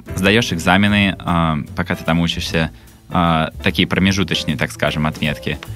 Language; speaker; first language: Russian; native; Russian